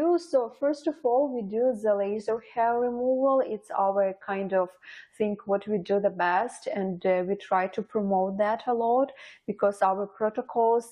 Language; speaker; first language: English; non-native, fluent; Ukrainian